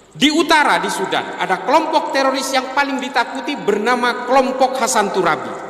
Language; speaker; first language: Indonesian; non-native, local second language; Madurese